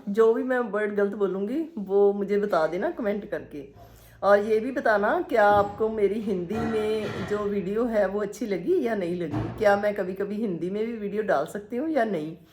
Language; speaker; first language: Hindi; non-native, local second language; Punjabi